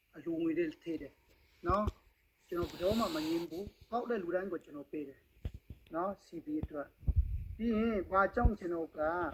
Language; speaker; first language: Burmese; non-native, local second language; Hakha Chin